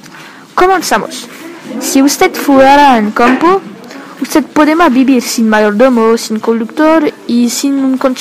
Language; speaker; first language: Spanish; non-native, learner; French